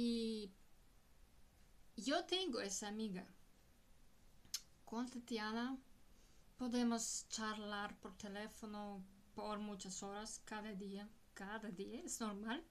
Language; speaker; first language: Spanish; non-native, learner; Russian